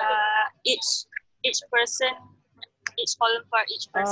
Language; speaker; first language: English; non-native, learner; Malay